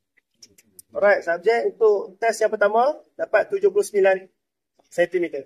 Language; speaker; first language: Malay; native; Malay